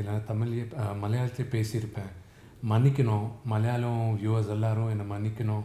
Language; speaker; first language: Tamil; non-native, local second language; Telugu